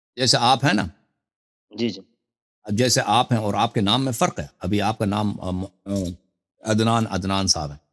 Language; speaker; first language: Urdu; non-native, fluent; Persian